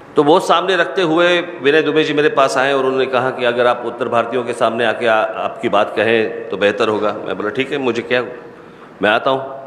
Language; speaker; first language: Hindi; non-native, local second language; Marathi